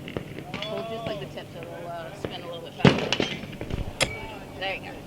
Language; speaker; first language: English; native; English